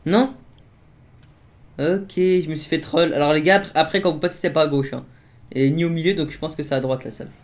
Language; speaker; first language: French; native; French